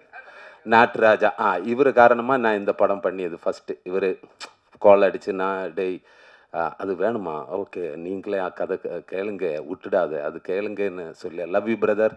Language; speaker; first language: Tamil; non-native, learner; Malayalam